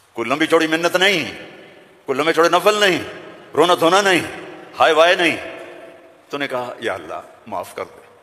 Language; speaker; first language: Urdu; non-native, local second language; Punjabi